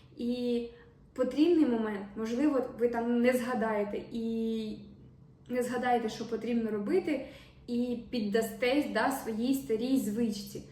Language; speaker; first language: Ukrainian; non-native, local second language; Russian